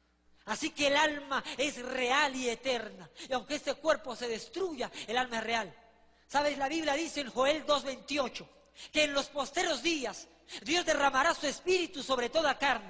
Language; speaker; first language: Spanish; native; Spanish